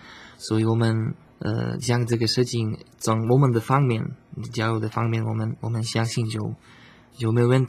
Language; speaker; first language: Chinese; non-native, fluent; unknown